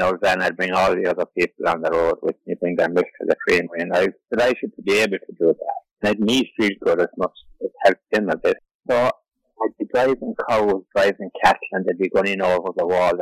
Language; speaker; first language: English; native; English